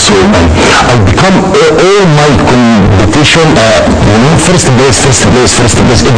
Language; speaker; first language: English; non-native, learner; Arabic